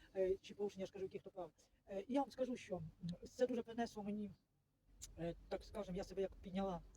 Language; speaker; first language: Ukrainian; non-native, local second language; Russian